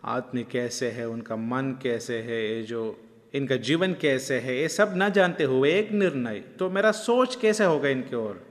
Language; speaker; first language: Hindi; non-native, local second language; Malayalam